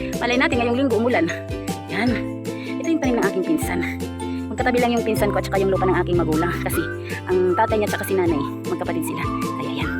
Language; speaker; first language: Filipino; non-native, local second language; Waray